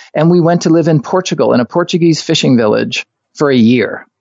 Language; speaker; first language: English; native; English